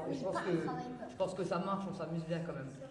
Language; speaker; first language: French; native; French